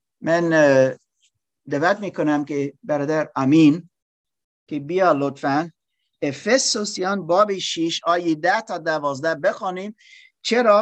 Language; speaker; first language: Persian; non-native, learner; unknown